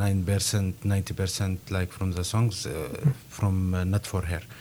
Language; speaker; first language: English; non-native, learner; Arabic